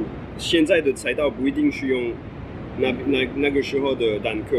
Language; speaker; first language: Chinese; non-native, fluent; French